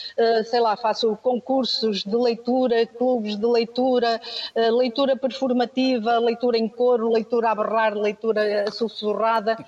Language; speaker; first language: Portuguese; native; Portuguese